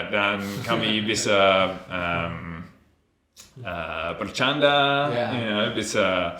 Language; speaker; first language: Indonesian; non-native, learner; English